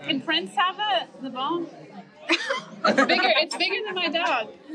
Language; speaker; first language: English; native; English